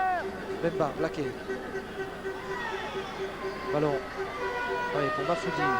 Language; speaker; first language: French; native; French